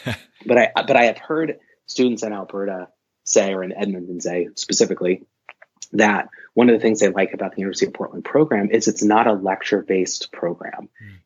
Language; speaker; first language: English; native; English